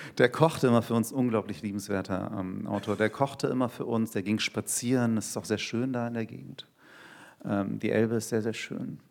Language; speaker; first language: German; early bilingual, other home language; Turkish